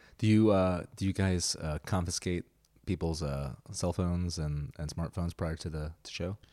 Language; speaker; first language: English; early bilingual, other home language; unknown